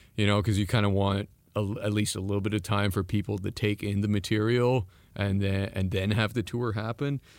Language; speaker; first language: English; non-native, fluent; French